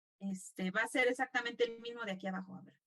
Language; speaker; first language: Spanish; native; Spanish